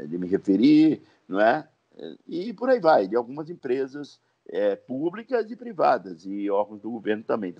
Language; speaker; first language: Portuguese; native; Portuguese